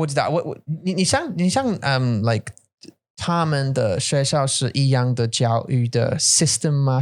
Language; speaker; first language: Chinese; non-native, learner; English